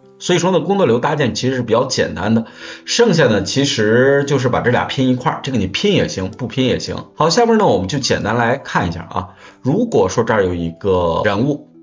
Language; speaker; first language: Chinese; native; Chinese